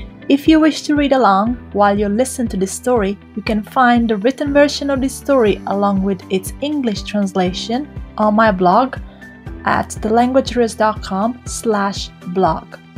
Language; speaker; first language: English; non-native, fluent; Italian